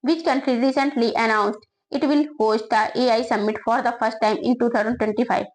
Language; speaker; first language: English; non-native, local second language; Hindi